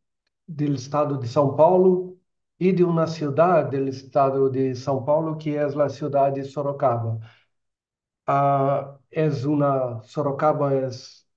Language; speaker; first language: Spanish; non-native, fluent; Portuguese